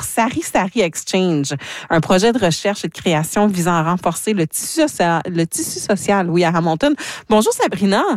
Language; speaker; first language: French; native; French